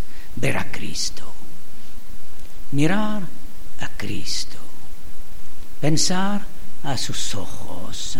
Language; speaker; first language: Spanish; non-native, learner; French